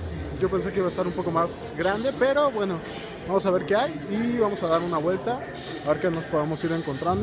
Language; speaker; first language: Spanish; native; Spanish